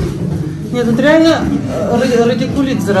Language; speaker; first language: Russian; native; Russian